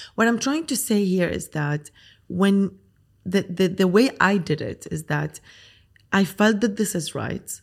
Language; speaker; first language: English; non-native, fluent; Arabic